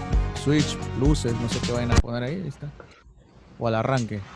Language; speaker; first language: Spanish; native; Spanish